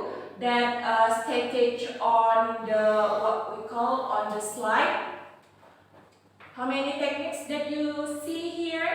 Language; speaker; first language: English; non-native, fluent; Indonesian